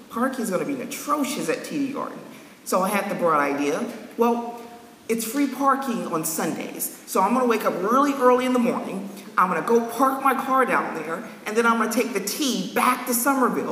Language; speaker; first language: English; native; English